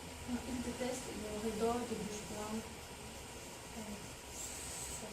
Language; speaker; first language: French; non-native, learner; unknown